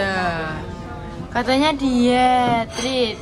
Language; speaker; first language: Indonesian; non-native, local second language; Javanese